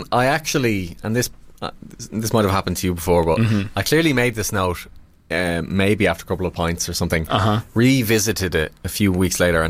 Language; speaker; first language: English; native; English